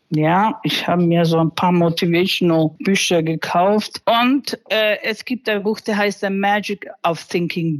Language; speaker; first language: German; non-native, fluent; English